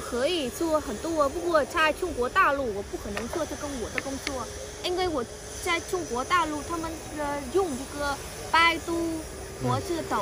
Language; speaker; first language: Chinese; non-native, learner; Vietnamese